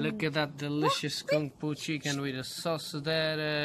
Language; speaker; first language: English; non-native, fluent; Portuguese